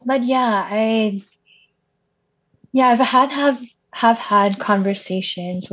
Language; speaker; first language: English; early bilingual, other home language; Cebuano